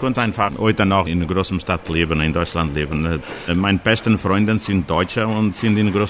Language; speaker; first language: German; non-native, fluent; Portuguese